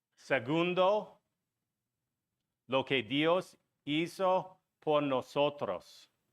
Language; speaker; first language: Spanish; non-native, learner; English